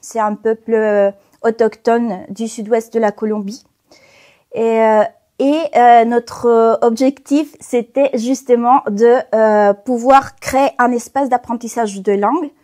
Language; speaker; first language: French; non-native, fluent; Spanish